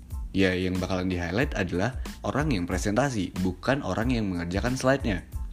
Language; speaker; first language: Indonesian; native; Indonesian